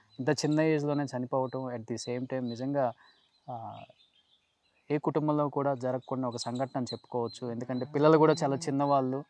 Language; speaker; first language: Telugu; native; Telugu